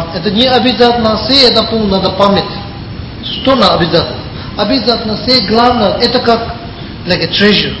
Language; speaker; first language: Russian; non-native, learner; Tibetan